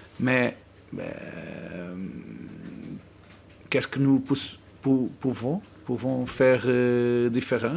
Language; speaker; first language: French; non-native, learner; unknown